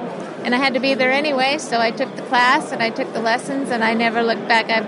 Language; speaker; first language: English; native; English